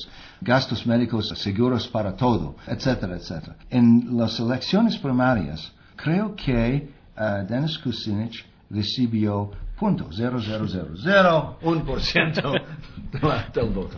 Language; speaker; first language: Spanish; non-native, fluent; English